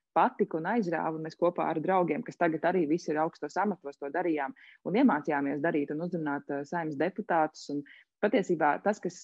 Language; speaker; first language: Latvian; native; Latvian